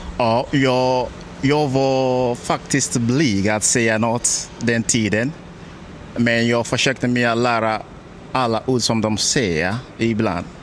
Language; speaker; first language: Swedish; non-native, learner; Igbo